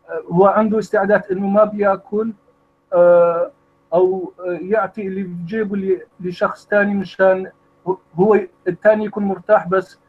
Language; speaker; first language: Arabic; non-native, fluent; Kurdish